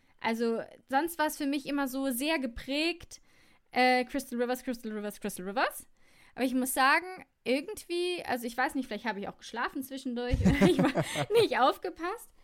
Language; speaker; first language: German; native; German